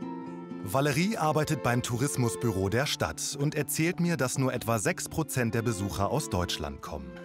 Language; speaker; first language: German; native; German